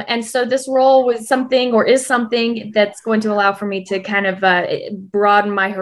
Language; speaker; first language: English; native; English